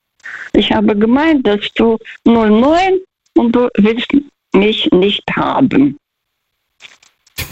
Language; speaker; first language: German; early bilingual, heritage; Russian